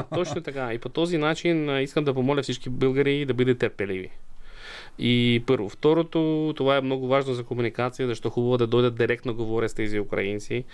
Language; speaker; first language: Bulgarian; non-native, fluent; Ukrainian